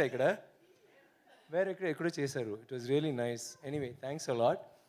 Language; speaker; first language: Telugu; non-native, learner; Tamil